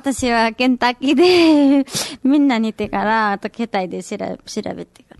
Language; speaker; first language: Japanese; non-native, learner; Nepali